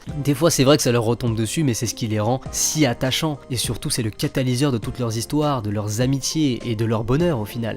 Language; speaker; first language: French; native; French